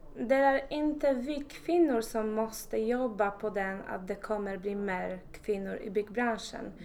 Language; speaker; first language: Swedish; non-native, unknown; Polish